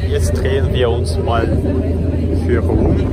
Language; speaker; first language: German; non-native, fluent; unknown